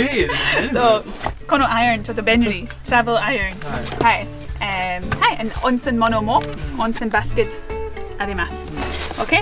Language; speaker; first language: Japanese; non-native, learner; English